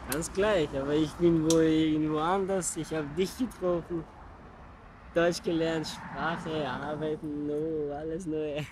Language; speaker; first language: German; non-native, learner; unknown